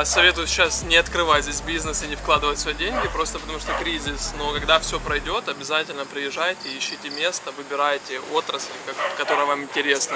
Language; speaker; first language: Russian; native; Russian